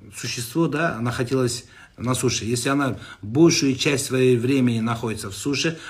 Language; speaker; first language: Russian; non-native, local second language; Kazakh